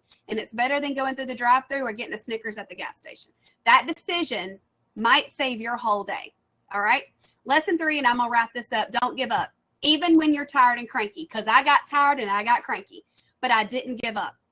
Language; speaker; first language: English; native; English